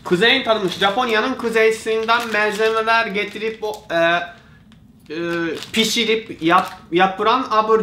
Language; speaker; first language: Turkish; non-native, learner; Japanese